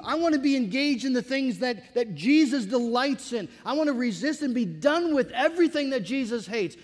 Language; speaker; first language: English; native; English